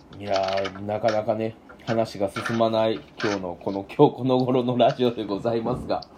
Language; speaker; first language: Japanese; native; Japanese